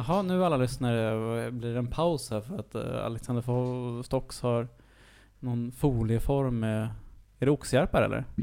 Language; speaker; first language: Swedish; native; Swedish